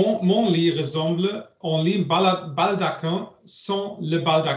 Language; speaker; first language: French; non-native, learner; English